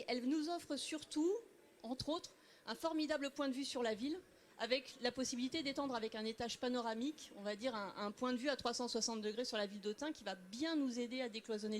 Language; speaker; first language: French; native; French